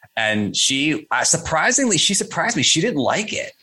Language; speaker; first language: English; native; English